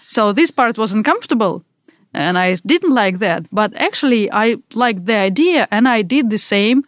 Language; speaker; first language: English; non-native, fluent; Russian